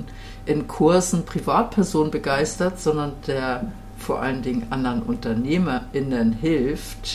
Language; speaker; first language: German; native; German